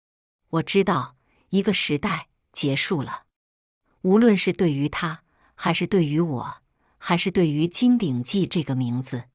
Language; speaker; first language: Chinese; native; Chinese